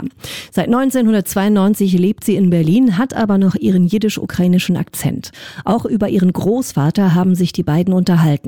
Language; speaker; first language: German; native; German